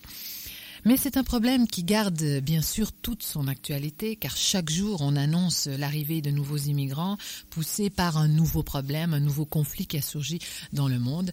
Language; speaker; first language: French; native; French